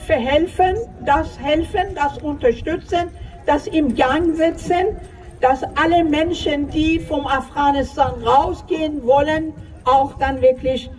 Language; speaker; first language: German; non-native, fluent; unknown